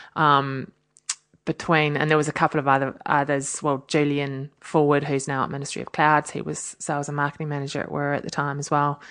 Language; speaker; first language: English; native; English